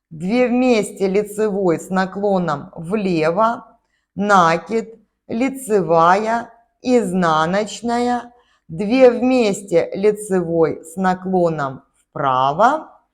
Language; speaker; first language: Russian; native; Russian